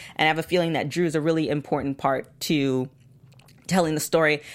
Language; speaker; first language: English; native; English